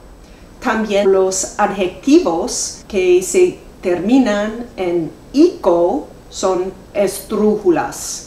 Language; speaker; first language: Spanish; non-native, fluent; English